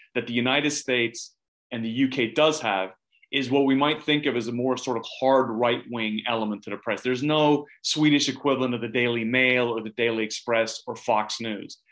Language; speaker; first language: English; native; English